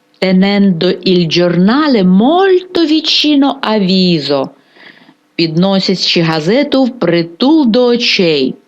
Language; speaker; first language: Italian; non-native, fluent; Ukrainian